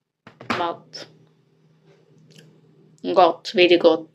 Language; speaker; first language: English; non-native, learner; Turkish